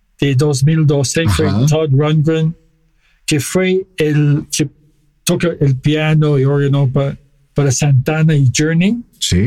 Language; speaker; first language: Spanish; non-native, fluent; English